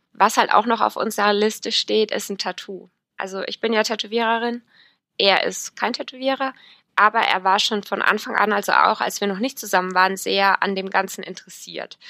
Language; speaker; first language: German; native; German